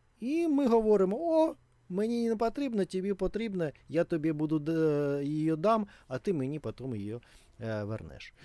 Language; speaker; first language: Ukrainian; non-native, learner; Russian